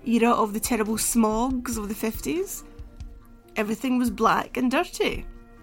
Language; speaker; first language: English; native; English